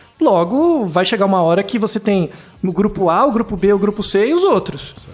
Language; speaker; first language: Portuguese; native; Portuguese